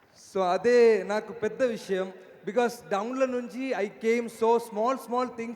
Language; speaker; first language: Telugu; non-native, learner; Malayalam